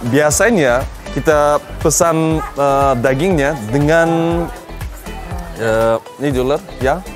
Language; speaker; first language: Indonesian; non-native, fluent; Turkish